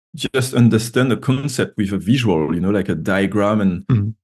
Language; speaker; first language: English; non-native, fluent; French